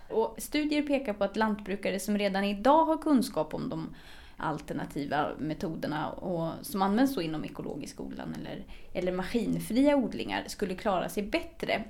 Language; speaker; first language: Swedish; native; Swedish